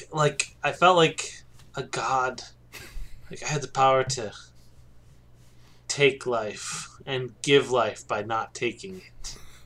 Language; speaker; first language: English; native; English